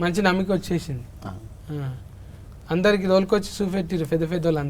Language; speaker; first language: Telugu; native; Telugu